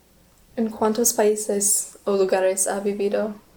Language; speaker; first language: Spanish; non-native, learner; English